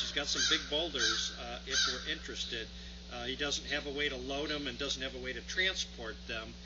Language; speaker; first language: English; native; English